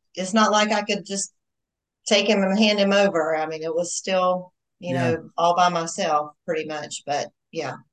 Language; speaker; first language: English; native; English